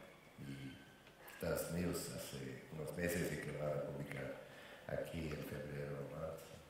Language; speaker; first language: Spanish; non-native, fluent; English